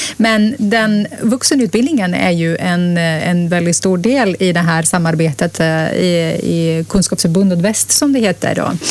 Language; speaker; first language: Swedish; non-native, fluent; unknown